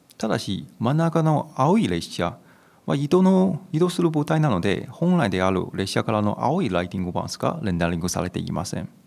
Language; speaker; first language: Japanese; non-native, fluent; Chinese